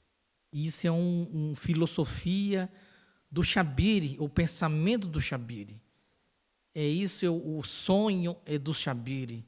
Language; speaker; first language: Portuguese; non-native, local second language; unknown